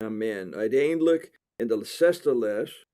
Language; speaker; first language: Dutch; non-native, fluent; English